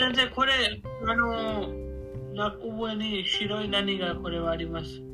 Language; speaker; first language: Japanese; non-native, learner; Urdu